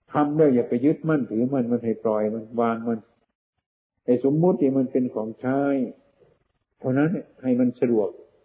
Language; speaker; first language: Thai; non-native, local second language; Northeastern Thai